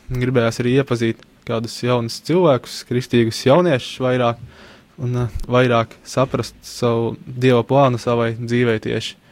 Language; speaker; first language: Latvian; native; Latvian